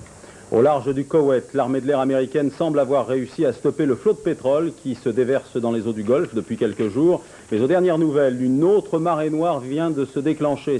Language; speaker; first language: French; native; French